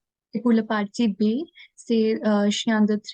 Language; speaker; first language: French; non-native, learner; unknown